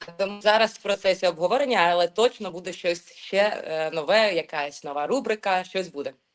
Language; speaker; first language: Ukrainian; non-native, local second language; Russian